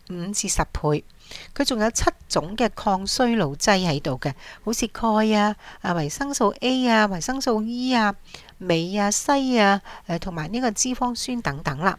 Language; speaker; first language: Chinese; non-native, local second language; Cantonese